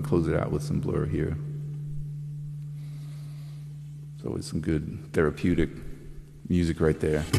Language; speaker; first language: English; native; English